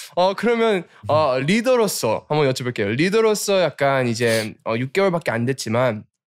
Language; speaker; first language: Korean; early bilingual, heritage; Korean